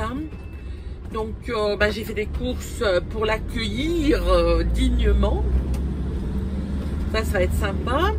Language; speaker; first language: French; native; French